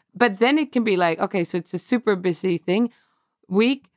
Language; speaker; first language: English; non-native, fluent; Swedish